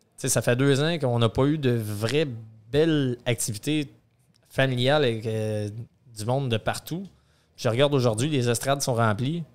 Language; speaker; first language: French; native; French